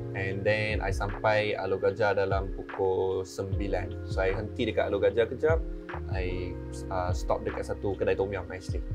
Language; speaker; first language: Malay; non-native, local second language; Tamil